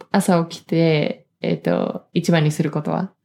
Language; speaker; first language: Japanese; early bilingual, heritage; Japanese